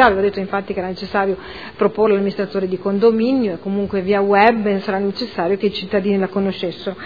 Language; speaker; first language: Italian; native; Italian